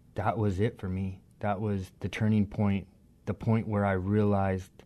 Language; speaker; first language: English; native; English